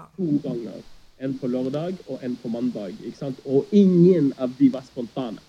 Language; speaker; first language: Norwegian; early bilingual, other home language; Arabic